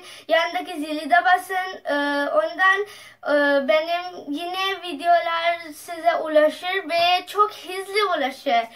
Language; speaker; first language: Turkish; non-native, learner; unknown